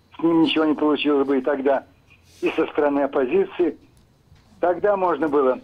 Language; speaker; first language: Russian; native; Russian